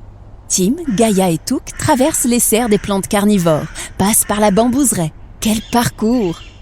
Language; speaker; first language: French; native; French